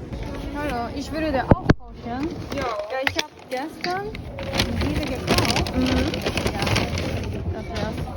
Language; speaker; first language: German; non-native, learner; Korean